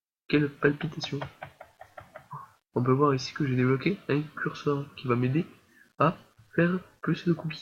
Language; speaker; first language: French; native; French